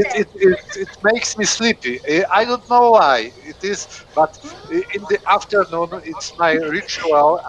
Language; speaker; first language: English; non-native, fluent; Polish